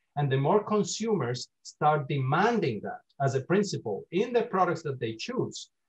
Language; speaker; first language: English; non-native, fluent; Spanish